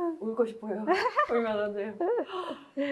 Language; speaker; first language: Korean; non-native, fluent; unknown